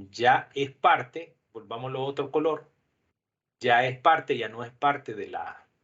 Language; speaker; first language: Spanish; native; Spanish